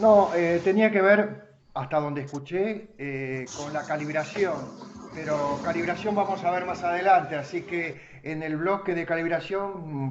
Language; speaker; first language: Spanish; native; Spanish